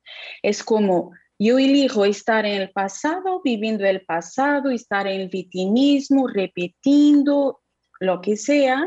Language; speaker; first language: Spanish; non-native, fluent; Portuguese